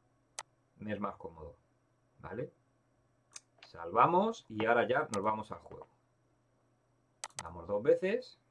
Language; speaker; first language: Spanish; native; Spanish